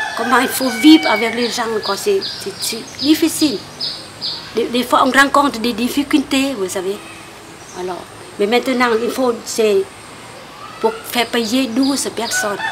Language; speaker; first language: French; non-native, local second language; Vietnamese